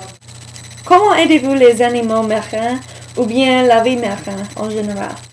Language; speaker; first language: French; non-native, learner; English